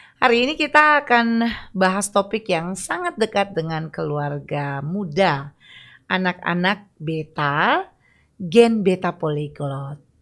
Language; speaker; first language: Indonesian; native; Indonesian